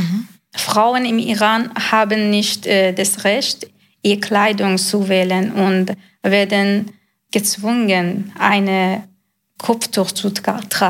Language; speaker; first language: German; non-native, learner; Persian